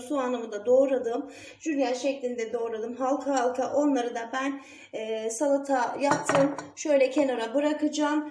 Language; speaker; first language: Turkish; native; Turkish